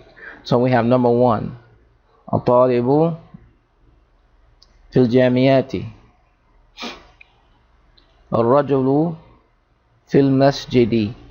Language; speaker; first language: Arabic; non-native, fluent; English